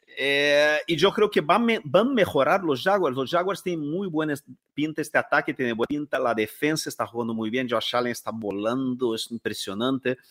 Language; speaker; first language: Spanish; non-native, fluent; Portuguese